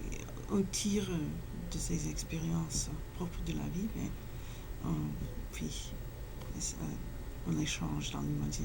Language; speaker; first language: French; non-native, fluent; English